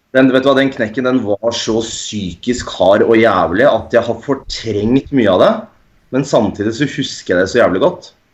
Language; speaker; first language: Norwegian; native; Norwegian